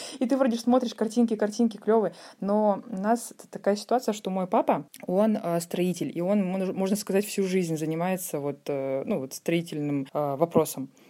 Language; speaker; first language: Russian; native; Russian